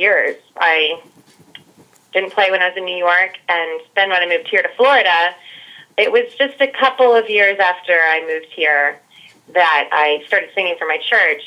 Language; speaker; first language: English; native; English